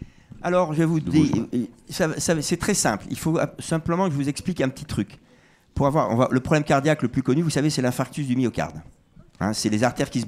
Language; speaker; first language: French; native; French